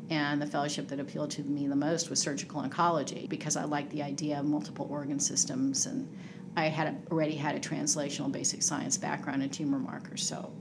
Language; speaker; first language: English; native; English